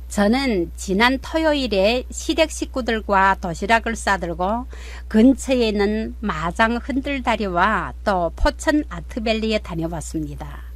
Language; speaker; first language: Korean; native; Korean